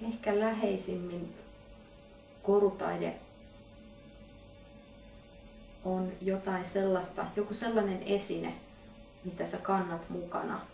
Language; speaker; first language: Finnish; native; Finnish